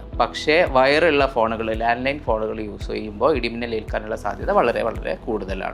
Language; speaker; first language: Malayalam; native; Malayalam